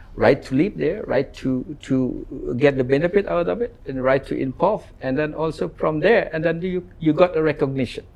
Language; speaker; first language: English; non-native, fluent; Indonesian